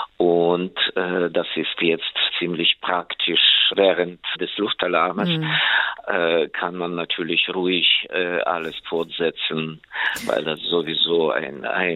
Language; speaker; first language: German; non-native, fluent; Ukrainian